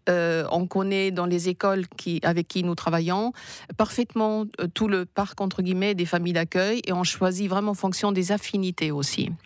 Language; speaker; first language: French; non-native, fluent; German